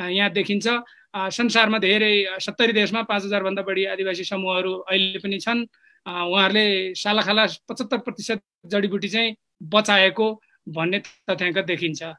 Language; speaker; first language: Nepali; non-native, local second language; Eastern Tamang